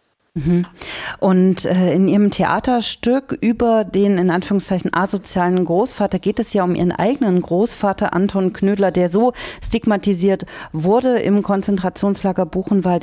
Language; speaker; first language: German; native; German